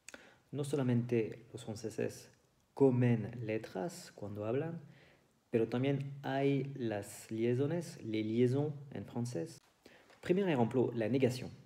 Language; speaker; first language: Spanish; non-native, fluent; French